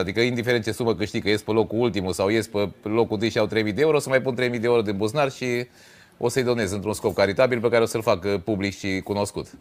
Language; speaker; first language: Romanian; native; Romanian